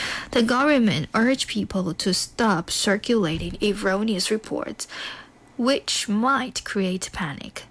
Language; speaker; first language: English; non-native, fluent; Chinese